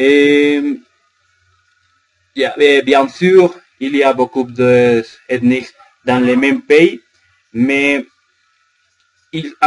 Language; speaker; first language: French; non-native, learner; Spanish